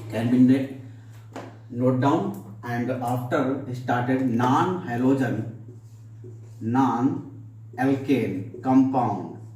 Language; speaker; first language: English; non-native, local second language; Hindi